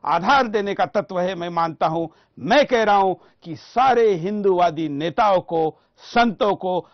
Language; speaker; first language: Hindi; non-native, local second language; Marathi